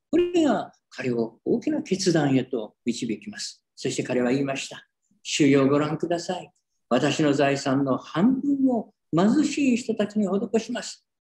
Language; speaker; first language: Japanese; native; Japanese